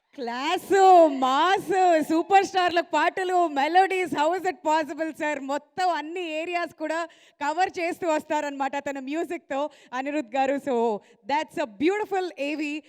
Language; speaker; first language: Telugu; native; Telugu